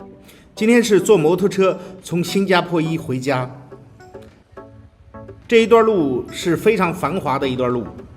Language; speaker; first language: Chinese; native; Chinese